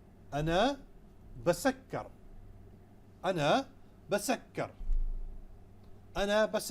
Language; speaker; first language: Arabic; non-native, fluent; Urdu